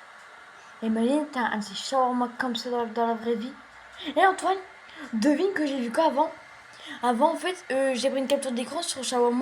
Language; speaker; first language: French; native; French